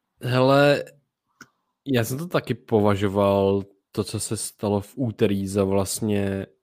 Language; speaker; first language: Czech; native; Czech